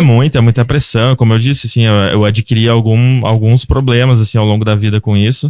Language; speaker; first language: Portuguese; native; Portuguese